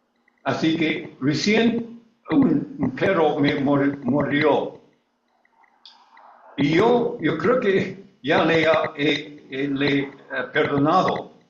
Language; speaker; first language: Spanish; non-native, learner; English